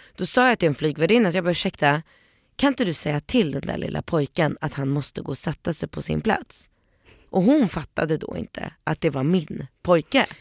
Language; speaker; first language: Swedish; early bilingual, other home language; Polish